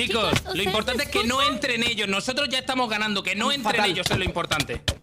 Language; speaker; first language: Spanish; native; Spanish